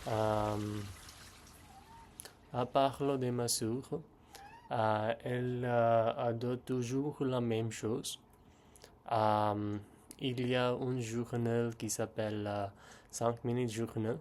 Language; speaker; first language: French; non-native, learner; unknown